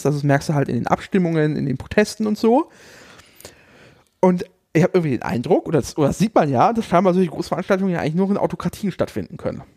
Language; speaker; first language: German; native; German